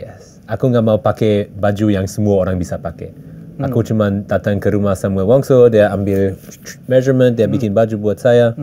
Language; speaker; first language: Indonesian; early bilingual, heritage; English